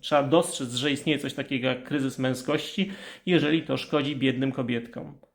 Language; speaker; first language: Polish; native; Polish